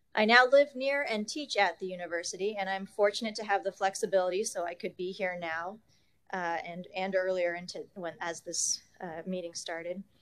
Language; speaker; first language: English; native; English